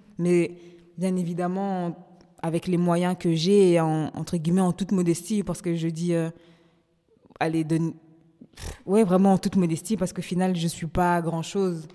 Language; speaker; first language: French; native; French